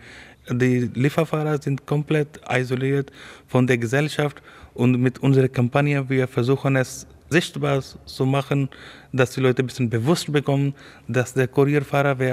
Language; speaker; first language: German; non-native, fluent; Urdu